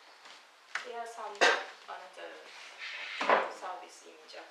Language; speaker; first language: English; non-native, learner; Japanese